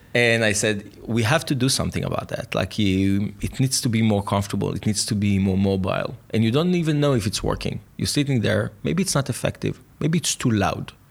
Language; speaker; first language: English; non-native, fluent; Hebrew